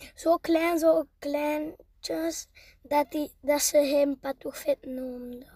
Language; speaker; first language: Dutch; early bilingual, heritage; Spanish